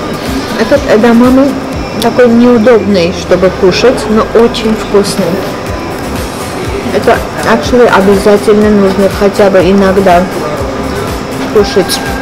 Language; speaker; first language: Russian; non-native, fluent; Armenian